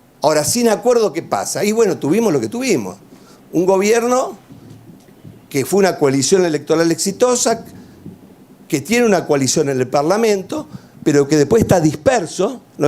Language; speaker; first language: Spanish; native; Spanish